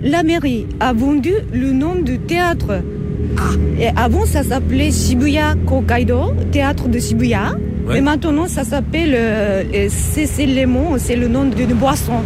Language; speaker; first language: French; non-native, fluent; Japanese